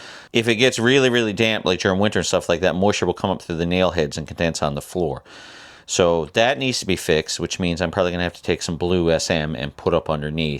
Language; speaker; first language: English; native; English